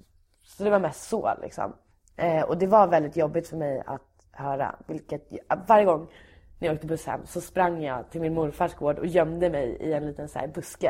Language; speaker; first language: Swedish; native; Swedish